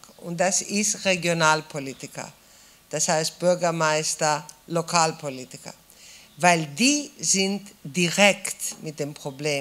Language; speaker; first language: German; non-native, fluent; Greek